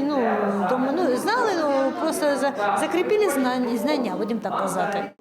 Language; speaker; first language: Ukrainian; non-native, local second language; Russian